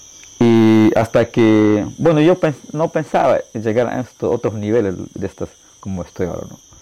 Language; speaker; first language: Spanish; non-native, local second language; Shipibo-Conibo